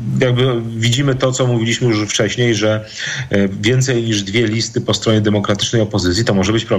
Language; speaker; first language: Polish; native; Polish